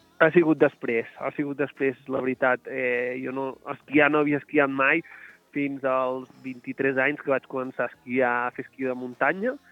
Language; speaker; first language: Catalan; native; Catalan